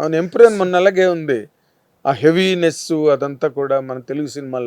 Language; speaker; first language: Telugu; native; Telugu